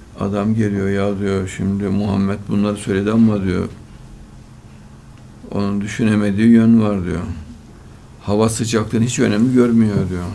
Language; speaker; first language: Turkish; native; Turkish